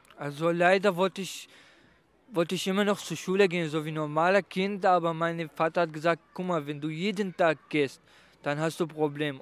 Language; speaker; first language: German; non-native, learner; Kurdish